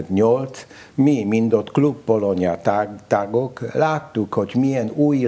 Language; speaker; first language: Hungarian; non-native, learner; Polish